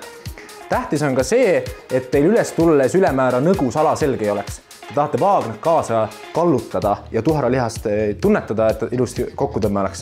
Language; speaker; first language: Estonian; native; Estonian